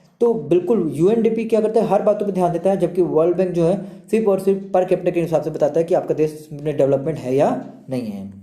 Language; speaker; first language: Hindi; native; Hindi